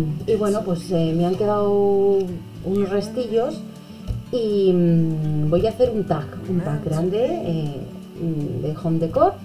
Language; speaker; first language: Spanish; native; Spanish